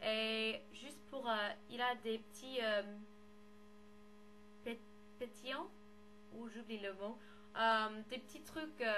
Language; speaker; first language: French; non-native, learner; English